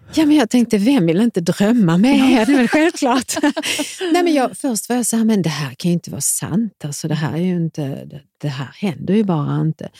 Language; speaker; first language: Swedish; early bilingual, other home language; Serbian